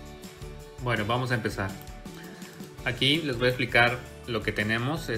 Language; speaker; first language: Spanish; native; Spanish